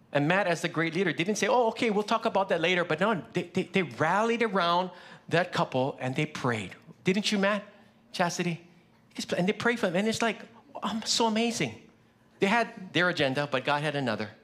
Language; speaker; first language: English; early bilingual, other home language; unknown